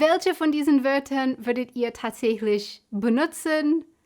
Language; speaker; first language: German; non-native, fluent; English